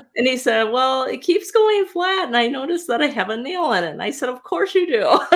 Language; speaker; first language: English; native; English